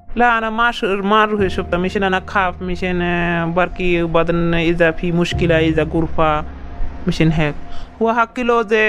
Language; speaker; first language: Arabic; non-native, learner; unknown